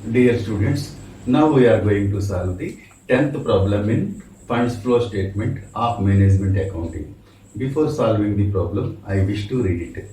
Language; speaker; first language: English; non-native, local second language; Telugu